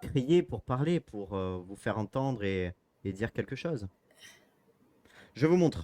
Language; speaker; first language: French; native; French